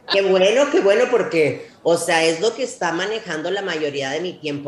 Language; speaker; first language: Spanish; early bilingual, heritage; Spanish